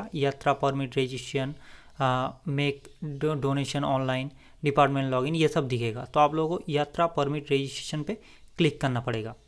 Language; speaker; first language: Hindi; non-native, local second language; Bangla